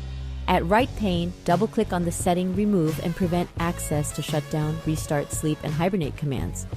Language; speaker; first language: English; non-native, local second language; Filipino